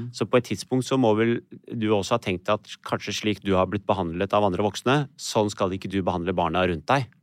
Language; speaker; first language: Norwegian; early bilingual, other home language; Urdu